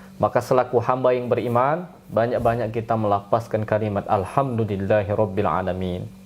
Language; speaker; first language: Indonesian; native; Indonesian